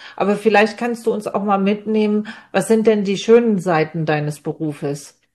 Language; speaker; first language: German; native; German